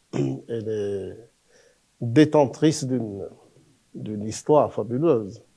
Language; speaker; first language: French; non-native, local second language; Arabic